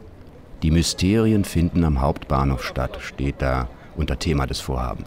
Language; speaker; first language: German; native; German